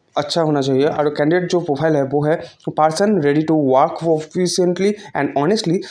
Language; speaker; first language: Hindi; non-native, local second language; Bangla